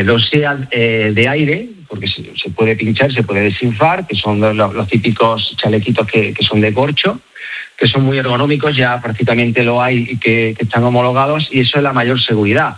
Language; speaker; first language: Spanish; native; Spanish